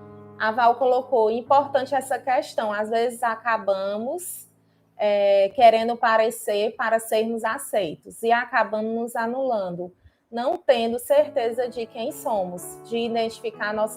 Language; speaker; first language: Portuguese; native; Portuguese